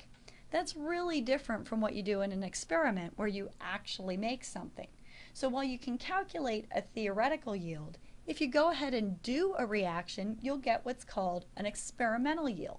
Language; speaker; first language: English; native; English